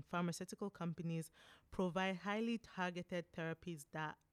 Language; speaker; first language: English; non-native, local second language; French